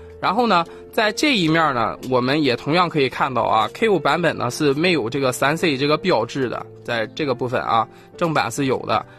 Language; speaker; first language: Chinese; native; Chinese